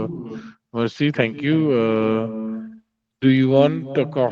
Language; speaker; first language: English; non-native, local second language; Hindi